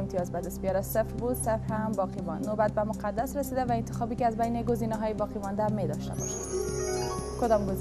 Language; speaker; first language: Persian; native; Persian